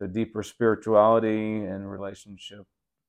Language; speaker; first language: English; native; English